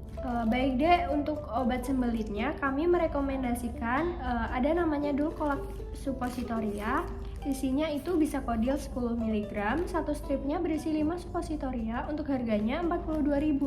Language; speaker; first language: Indonesian; native; Indonesian